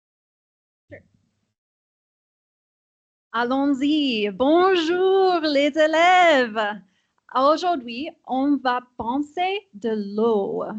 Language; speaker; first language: French; non-native, fluent; English